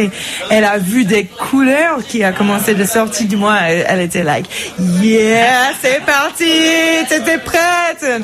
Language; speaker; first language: French; non-native, fluent; English